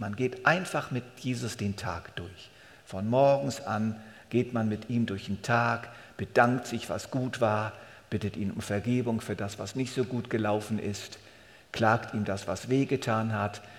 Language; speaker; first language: German; native; German